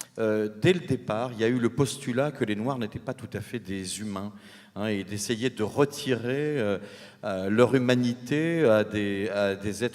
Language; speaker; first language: French; native; French